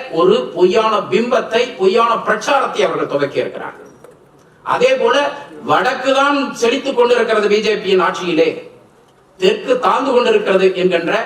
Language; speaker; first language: Tamil; non-native, local second language; Telugu